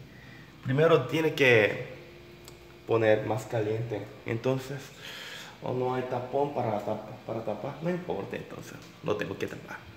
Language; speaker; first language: Spanish; non-native, learner; Korean